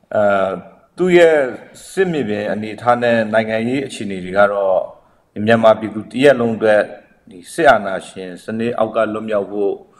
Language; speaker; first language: Burmese; native; Burmese